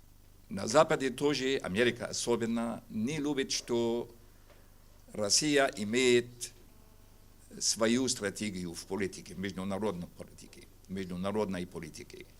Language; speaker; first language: Russian; non-native, fluent; Arabic